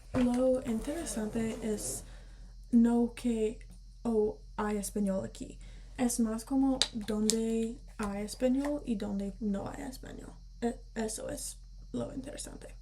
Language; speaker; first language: Spanish; early bilingual, heritage; Spanish